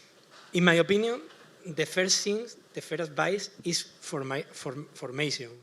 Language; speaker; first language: English; non-native, learner; Spanish